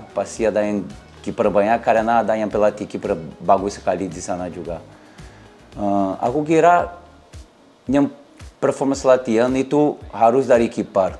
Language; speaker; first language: Indonesian; non-native, learner; Portuguese